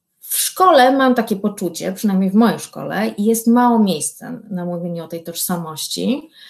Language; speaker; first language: Polish; native; Polish